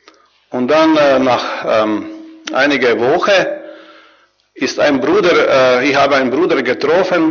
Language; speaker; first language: German; non-native, learner; Croatian